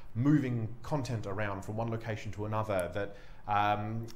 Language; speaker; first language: English; native; English